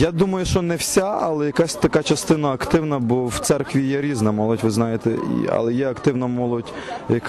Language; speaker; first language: Ukrainian; native; Ukrainian